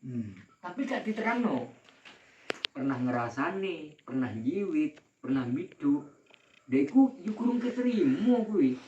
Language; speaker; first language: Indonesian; non-native, local second language; Javanese